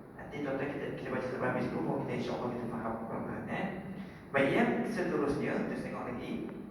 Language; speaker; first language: Malay; native; Malay